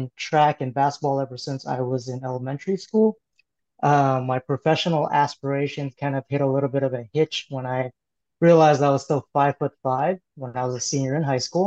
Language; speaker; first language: English; native; English